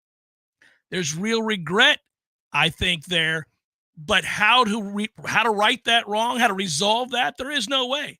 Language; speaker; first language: English; native; English